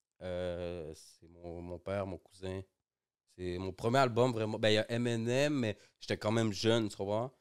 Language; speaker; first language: French; early bilingual, other home language; Spanish